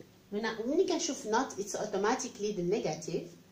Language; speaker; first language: English; non-native, fluent; Arabic